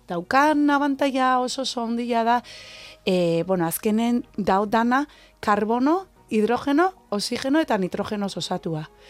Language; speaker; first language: Basque; native; Basque